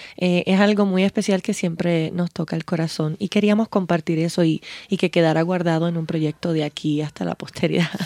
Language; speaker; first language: Spanish; native; Spanish